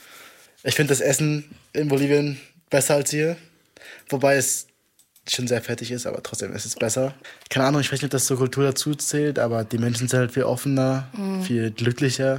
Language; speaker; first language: German; native; German